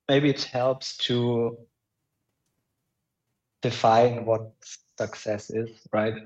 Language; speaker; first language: English; non-native, fluent; German